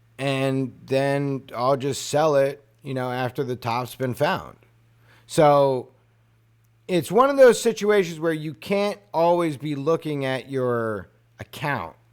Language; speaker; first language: English; native; English